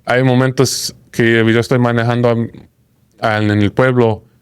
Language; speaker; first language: Spanish; early bilingual, heritage; Spanish